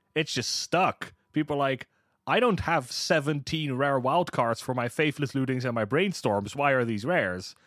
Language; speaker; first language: English; non-native, fluent; Hebrew